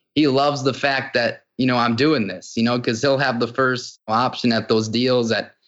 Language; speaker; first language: English; native; English